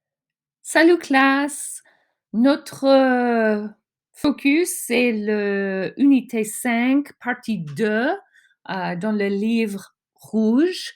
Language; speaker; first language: French; non-native, fluent; English